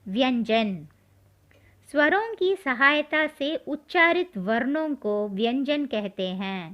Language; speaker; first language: Hindi; non-native, local second language; Tamil